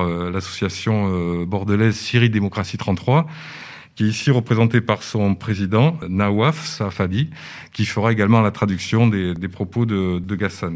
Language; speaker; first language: French; native; French